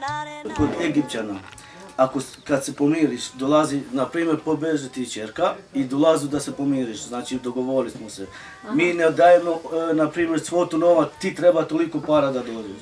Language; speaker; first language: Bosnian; non-native, local second language; Romany